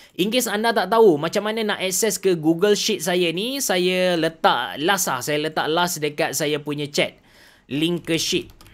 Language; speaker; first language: Malay; native; Malay